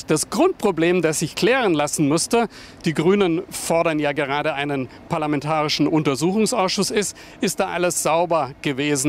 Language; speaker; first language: German; native; German